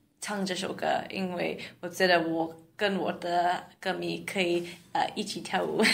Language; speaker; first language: Chinese; non-native, learner; English